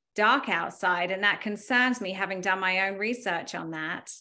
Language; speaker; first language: English; native; English